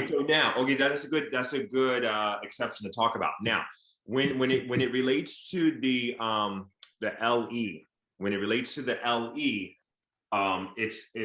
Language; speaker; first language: English; native; English